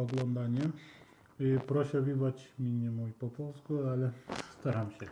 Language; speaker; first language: Polish; non-native, learner; Turkish